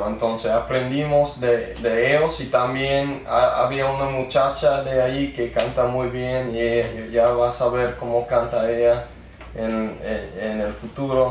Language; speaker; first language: Spanish; early bilingual, heritage; English